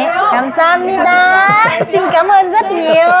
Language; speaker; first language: Korean; non-native, learner; Vietnamese